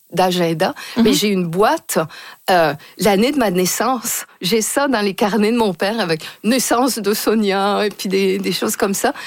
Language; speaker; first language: French; native; French